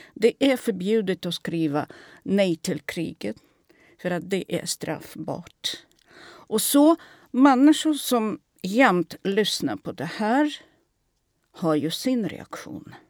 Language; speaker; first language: Swedish; non-native, fluent; Russian